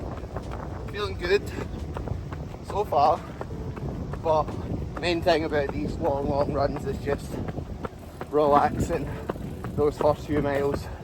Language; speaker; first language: English; native; English